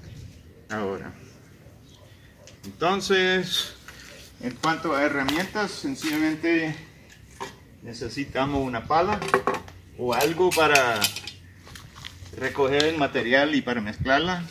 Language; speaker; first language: Spanish; non-native, fluent; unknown